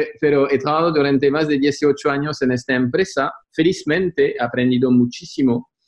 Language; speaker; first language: Spanish; non-native, fluent; French